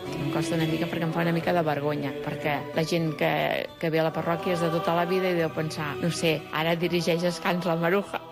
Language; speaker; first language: Catalan; early bilingual, other home language; Spanish